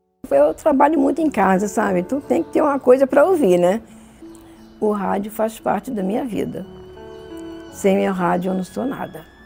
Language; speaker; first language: Portuguese; native; Portuguese